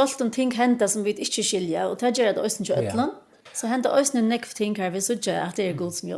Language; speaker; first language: Danish; non-native, local second language; Faroese